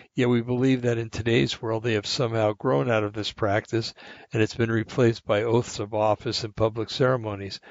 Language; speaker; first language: English; native; English